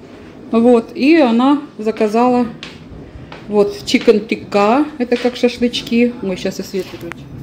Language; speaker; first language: Russian; native; Russian